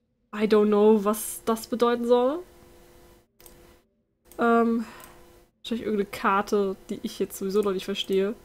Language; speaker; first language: German; native; German